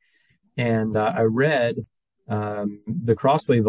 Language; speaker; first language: English; native; English